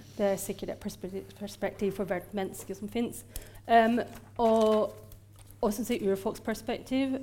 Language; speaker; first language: Norwegian; non-native, fluent; English